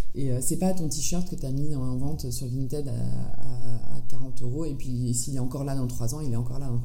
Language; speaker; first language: French; native; French